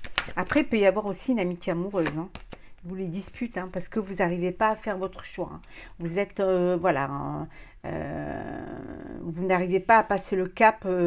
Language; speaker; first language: French; native; French